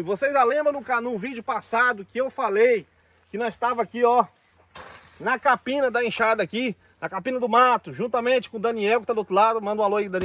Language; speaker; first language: Portuguese; native; Portuguese